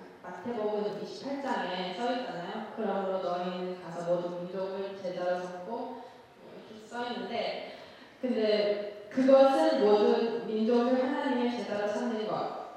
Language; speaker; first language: Korean; early bilingual, heritage; Korean